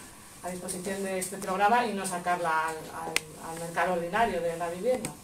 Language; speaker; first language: Spanish; native; Spanish